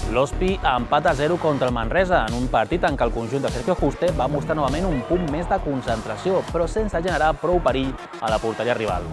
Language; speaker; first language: Catalan; native; Catalan